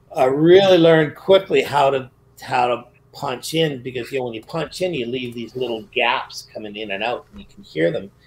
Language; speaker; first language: English; native; English